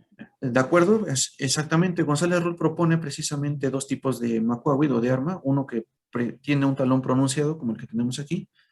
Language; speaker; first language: Spanish; native; Spanish